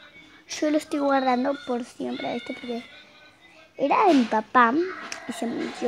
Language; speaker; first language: Spanish; native; Spanish